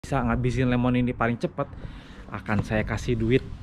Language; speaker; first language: Indonesian; native; Indonesian